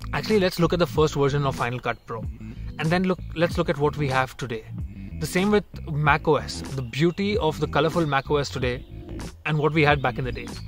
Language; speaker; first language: English; non-native, local second language; Hindi